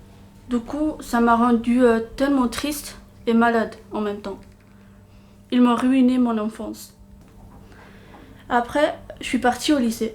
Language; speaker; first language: French; non-native, fluent; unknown